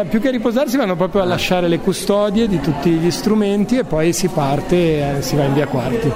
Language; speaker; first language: Italian; native; Italian